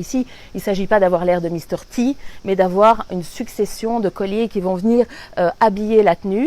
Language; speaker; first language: French; native; French